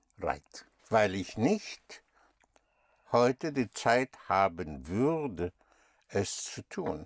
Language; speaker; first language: German; non-native, fluent; English